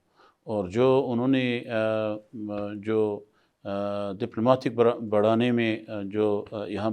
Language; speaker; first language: Hindi; non-native, fluent; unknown